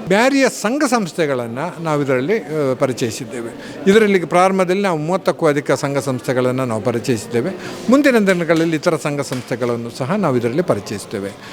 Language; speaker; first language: Kannada; non-native, local second language; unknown